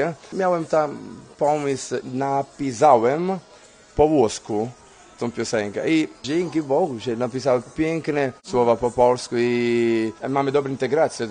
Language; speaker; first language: Polish; non-native, learner; Italian